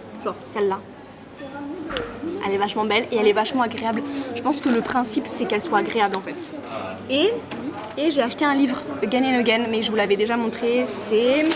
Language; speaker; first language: French; native; French